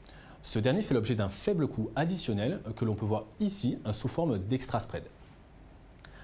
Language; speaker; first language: French; native; French